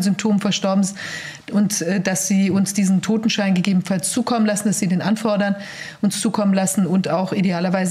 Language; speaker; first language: German; native; German